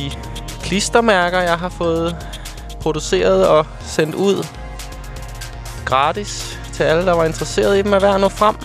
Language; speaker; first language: Danish; native; Danish